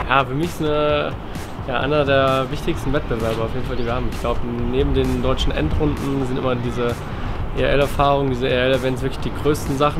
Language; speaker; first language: German; native; German